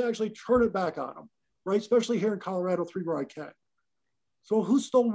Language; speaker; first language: English; native; English